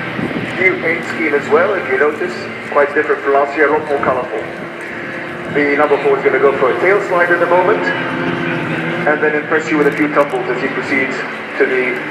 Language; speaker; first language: English; non-native, fluent; Arabic